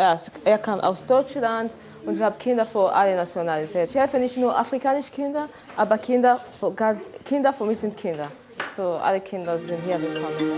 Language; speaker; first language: German; non-native, learner; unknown